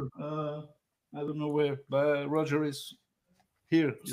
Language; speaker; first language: English; non-native, learner; French